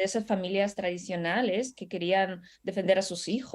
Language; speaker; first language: Spanish; non-native, fluent; Russian